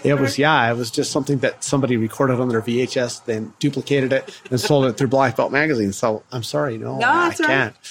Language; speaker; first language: English; early bilingual, other home language; Russian